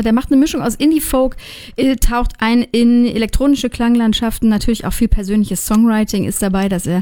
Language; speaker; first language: German; native; German